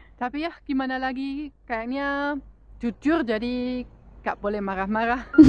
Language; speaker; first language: Indonesian; non-native, fluent; German